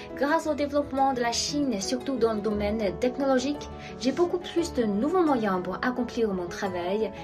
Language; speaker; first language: French; non-native, fluent; Chinese